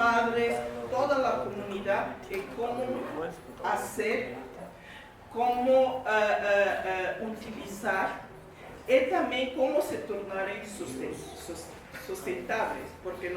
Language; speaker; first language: Spanish; non-native, fluent; English